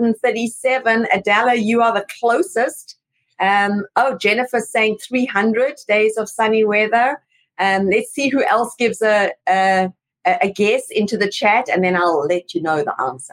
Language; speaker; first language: English; native; English